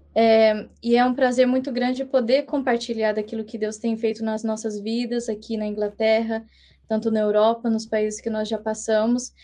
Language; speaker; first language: Portuguese; early bilingual, heritage; English